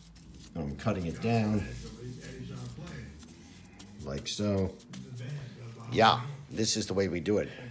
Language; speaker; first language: English; native; English